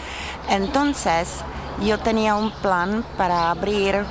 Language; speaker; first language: Spanish; non-native, fluent; Czech